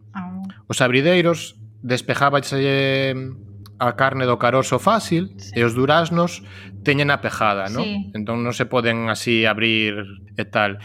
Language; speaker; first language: Galician; native; Galician